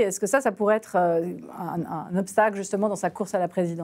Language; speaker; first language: French; native; French